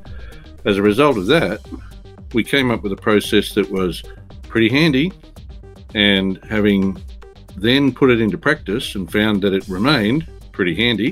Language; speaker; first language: English; native; English